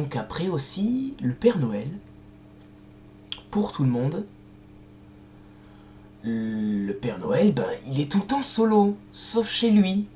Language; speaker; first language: French; native; French